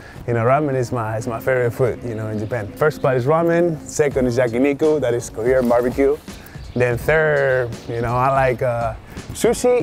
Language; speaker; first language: English; non-native, fluent; Spanish